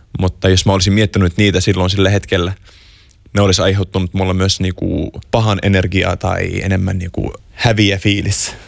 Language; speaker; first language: Finnish; non-native, fluent; Arabic